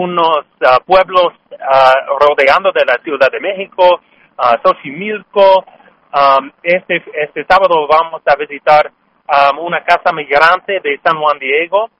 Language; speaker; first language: Spanish; non-native, learner; English